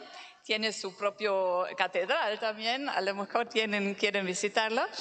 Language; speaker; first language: Spanish; non-native, fluent; German